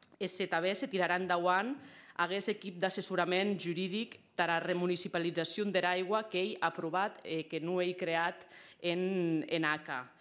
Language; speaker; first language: Catalan; native; Catalan